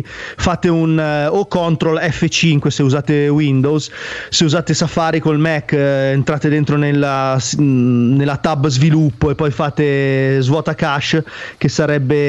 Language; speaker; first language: Italian; native; Italian